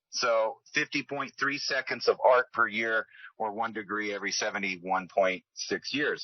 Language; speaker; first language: English; native; English